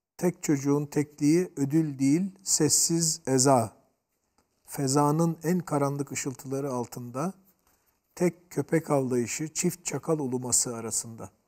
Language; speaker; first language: Turkish; native; Turkish